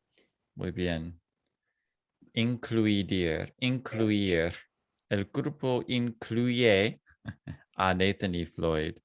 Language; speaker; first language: Spanish; non-native, fluent; English